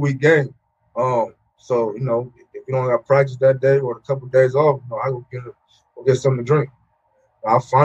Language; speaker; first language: English; native; English